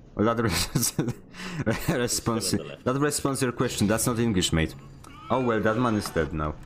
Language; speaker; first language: English; non-native, fluent; Polish